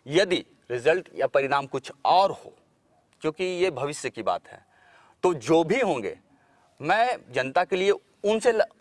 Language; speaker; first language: Hindi; native; Hindi